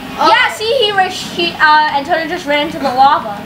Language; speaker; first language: English; native; English